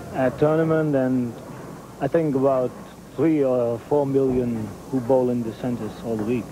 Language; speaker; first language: English; non-native, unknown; German